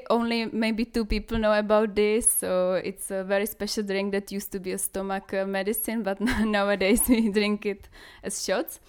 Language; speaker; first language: English; non-native, fluent; Czech